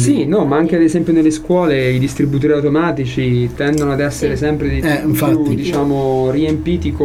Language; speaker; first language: Italian; native; Italian